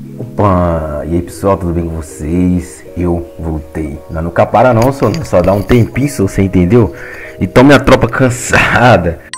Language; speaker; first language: Portuguese; native; Portuguese